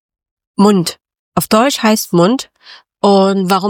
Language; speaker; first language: German; non-native, learner; Persian